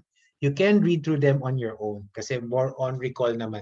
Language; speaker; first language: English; non-native, local second language; Filipino